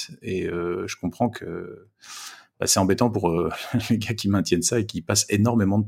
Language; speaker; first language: French; native; French